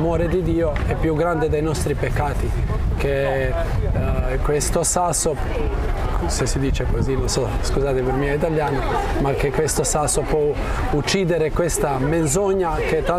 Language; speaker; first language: Italian; non-native, fluent; Croatian